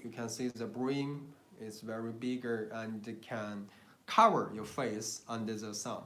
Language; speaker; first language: English; non-native, learner; Chinese